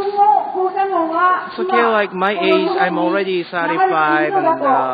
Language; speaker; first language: English; non-native, learner; Japanese